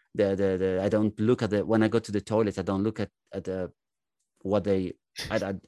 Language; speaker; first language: English; non-native, fluent; Italian